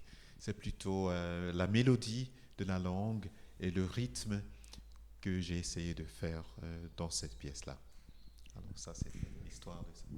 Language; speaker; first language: French; non-native, fluent; Igbo